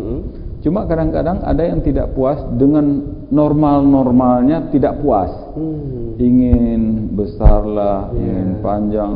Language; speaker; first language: Malay; native; Malay